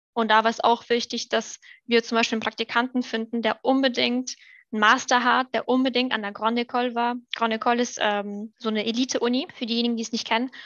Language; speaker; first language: German; early bilingual, other home language; Russian